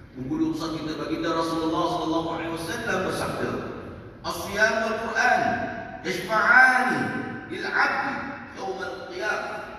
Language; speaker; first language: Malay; native; Malay